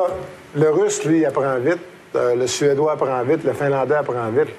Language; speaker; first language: French; native; French